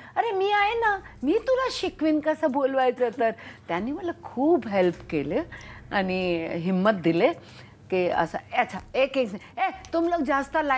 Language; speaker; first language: Marathi; non-native, local second language; Hindi